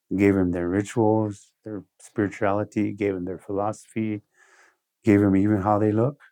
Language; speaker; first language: English; early bilingual, other home language; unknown